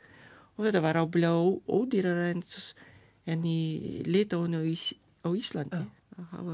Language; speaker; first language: Icelandic; non-native, learner; Lithuanian